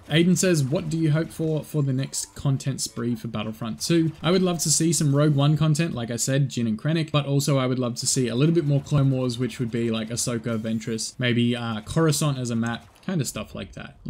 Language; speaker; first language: English; native; English